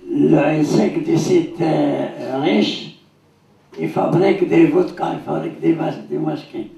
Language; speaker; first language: French; non-native, learner; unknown